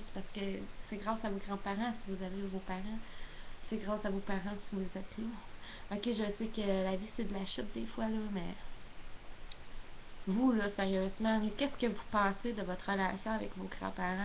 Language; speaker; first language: French; native; French